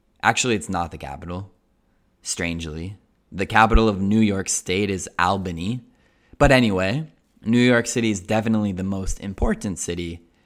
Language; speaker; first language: English; native; English